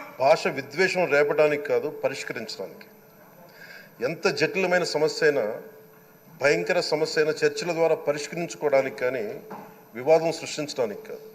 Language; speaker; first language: Telugu; native; Telugu